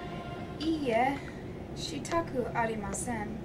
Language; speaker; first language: Japanese; non-native, learner; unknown